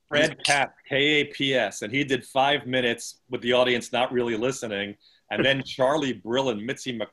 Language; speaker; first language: English; native; English